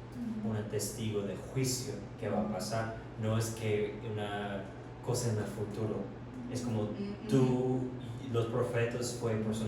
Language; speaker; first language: Spanish; non-native, learner; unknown